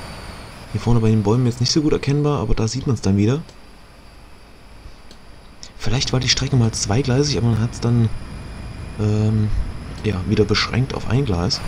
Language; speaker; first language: German; native; German